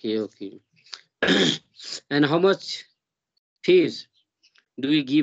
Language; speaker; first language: English; non-native, learner; Hindi